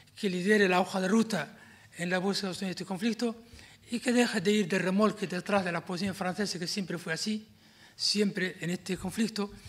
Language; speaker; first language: Spanish; non-native, fluent; Arabic